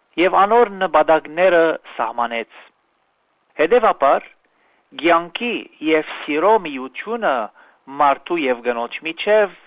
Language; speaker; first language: Armenian; early bilingual, heritage; Armenian